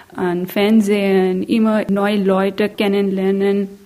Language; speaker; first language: German; non-native, learner; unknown